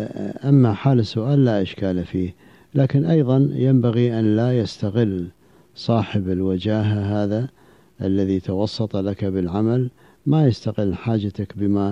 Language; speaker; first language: Arabic; native; Arabic